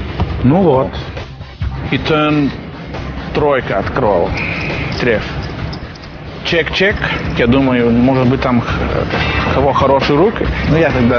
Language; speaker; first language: Russian; non-native, learner; Lithuanian